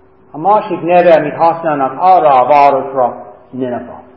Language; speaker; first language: Hungarian; non-native, fluent; English